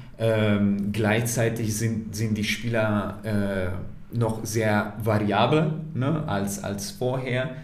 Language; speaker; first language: German; non-native, fluent; Italian